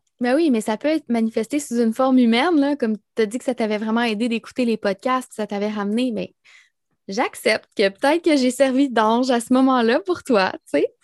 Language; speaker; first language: French; native; French